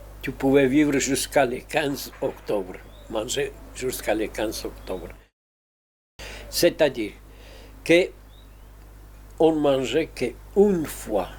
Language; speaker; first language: French; non-native, fluent; Spanish